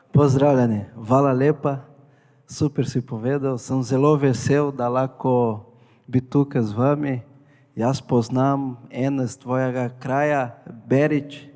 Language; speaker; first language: Slovenian; non-native, fluent; Portuguese